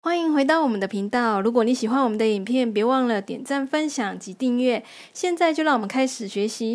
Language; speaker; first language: Chinese; native; Chinese